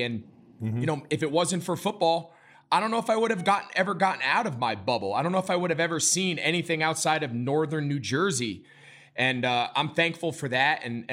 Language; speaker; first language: English; native; English